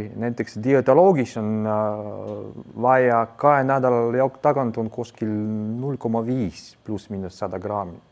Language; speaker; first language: Estonian; non-native, learner; Russian